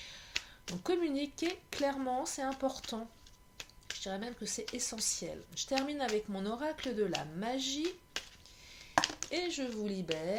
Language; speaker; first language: French; native; French